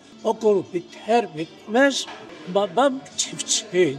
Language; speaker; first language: Turkish; non-native, local second language; Greek